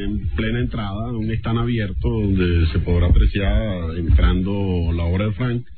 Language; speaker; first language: Spanish; native; Spanish